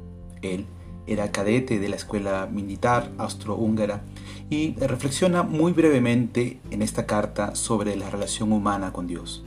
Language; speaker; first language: Spanish; native; Spanish